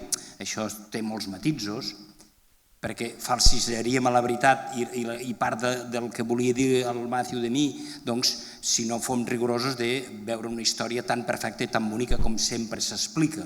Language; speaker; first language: Catalan; native; Catalan